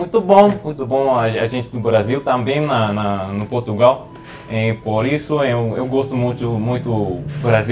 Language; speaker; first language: Portuguese; non-native, learner; English